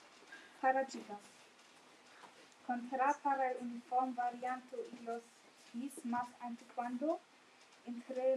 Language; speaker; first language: Spanish; non-native, learner; German